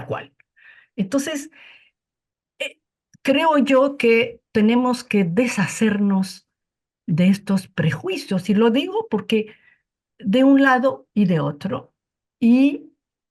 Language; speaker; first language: Spanish; non-native, fluent; Arabic